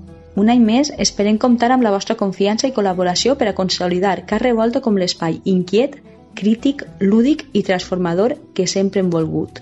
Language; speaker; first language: Catalan; native; Catalan